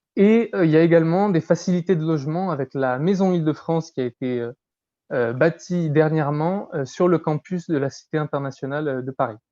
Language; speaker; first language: French; native; French